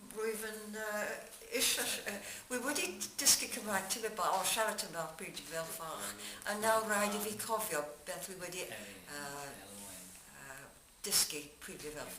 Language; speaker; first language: Welsh; non-native, learner; English